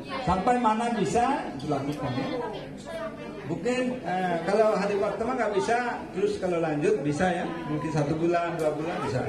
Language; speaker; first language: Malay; non-native, fluent; Bangla